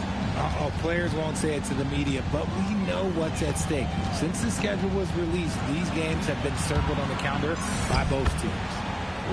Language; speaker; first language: English; native; English